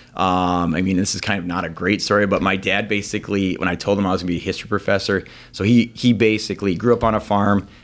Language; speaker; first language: English; native; English